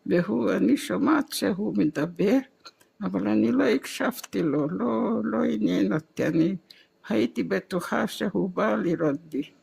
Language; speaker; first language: Hebrew; non-native, fluent; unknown